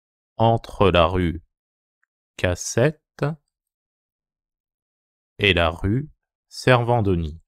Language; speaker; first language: French; non-native, fluent; Japanese